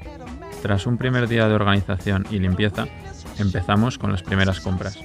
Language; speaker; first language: Spanish; native; Spanish